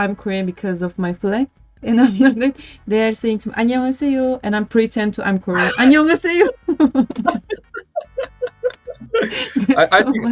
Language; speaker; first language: English; non-native, learner; Turkish